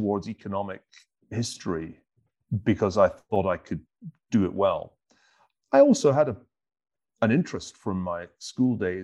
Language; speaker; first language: English; native; English